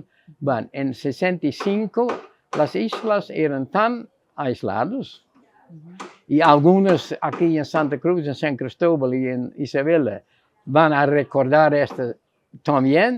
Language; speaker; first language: Spanish; non-native, fluent; Dutch